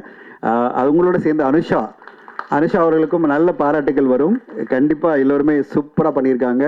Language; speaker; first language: Tamil; native; Tamil